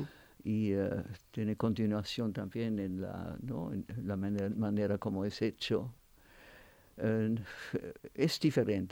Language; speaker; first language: Spanish; non-native, fluent; French